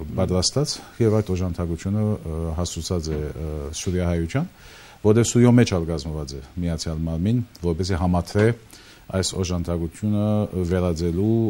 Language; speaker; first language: Armenian; early bilingual, heritage; Armenian